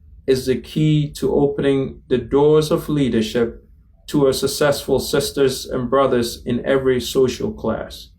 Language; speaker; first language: English; non-native, local second language; Akan